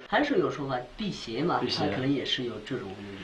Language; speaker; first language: Chinese; native; Chinese